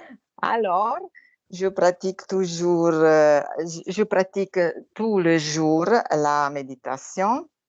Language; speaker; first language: French; non-native, learner; Italian